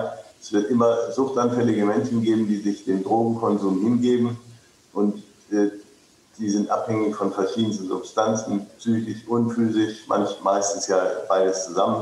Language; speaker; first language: German; native; German